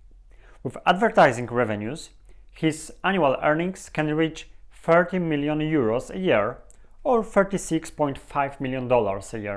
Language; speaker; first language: English; non-native, fluent; Polish